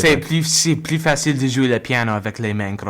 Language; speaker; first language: French; non-native, learner; English